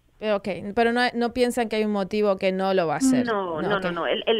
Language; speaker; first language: Spanish; native; Spanish